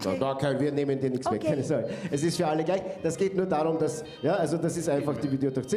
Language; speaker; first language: German; native; German